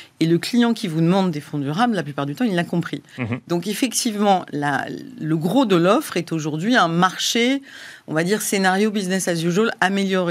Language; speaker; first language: French; native; French